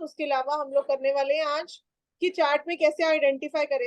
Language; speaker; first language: Hindi; native; Hindi